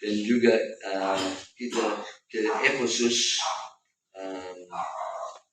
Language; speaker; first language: Indonesian; non-native, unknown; English